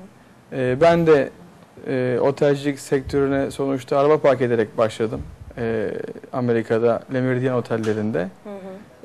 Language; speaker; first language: Turkish; native; Turkish